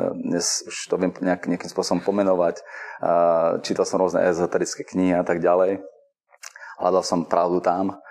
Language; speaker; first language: Slovak; native; Slovak